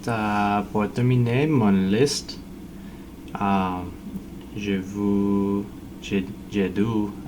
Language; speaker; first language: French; non-native, learner; English